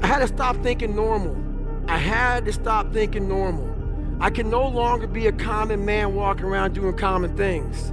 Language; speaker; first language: English; native; English